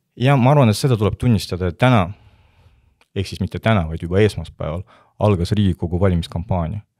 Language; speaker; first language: Estonian; non-native, local second language; Russian